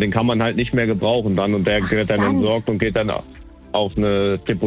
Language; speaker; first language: German; native; German